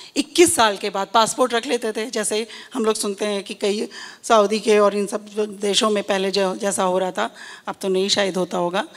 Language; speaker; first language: Hindi; native; Hindi